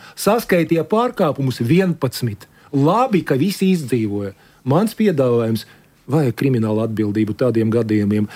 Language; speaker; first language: Latvian; non-native, local second language; Russian